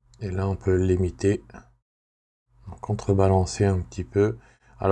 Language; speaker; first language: French; native; French